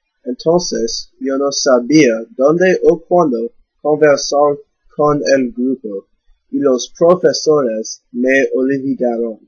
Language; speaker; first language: Spanish; non-native, learner; English